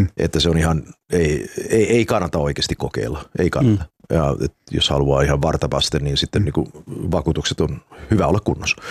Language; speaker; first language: Finnish; early bilingual, heritage; Finnish